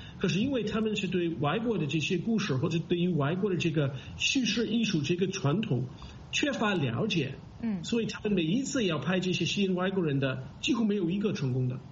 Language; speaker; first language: Chinese; non-native, fluent; English